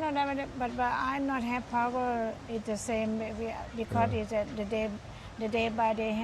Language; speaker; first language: English; non-native, learner; Thai